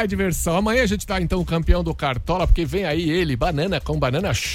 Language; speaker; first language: Portuguese; native; Portuguese